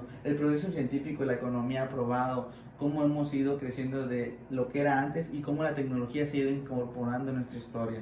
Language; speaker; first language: Spanish; native; Spanish